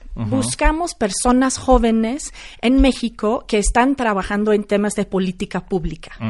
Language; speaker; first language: Spanish; non-native, fluent; English